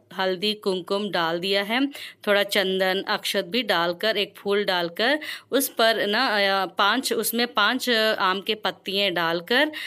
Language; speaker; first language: Hindi; non-native, local second language; Telugu